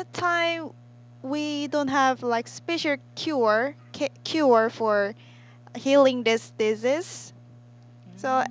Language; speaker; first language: English; non-native, learner; Korean